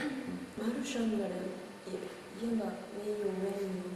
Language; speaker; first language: Chinese; non-native, learner; Japanese